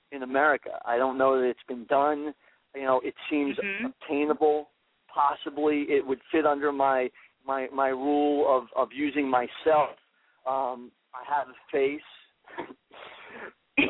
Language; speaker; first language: English; native; English